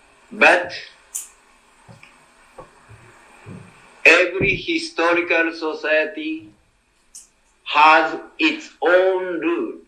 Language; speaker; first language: English; non-native, learner; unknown